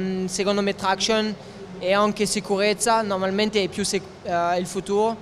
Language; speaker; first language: Italian; non-native, fluent; French